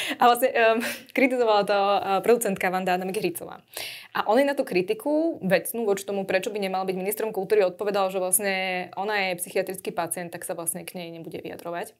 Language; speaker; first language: Slovak; native; Slovak